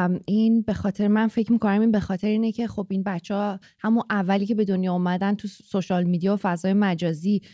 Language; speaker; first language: Persian; native; Persian